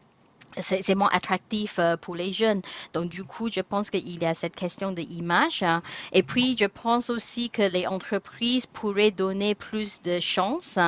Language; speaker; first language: French; non-native, fluent; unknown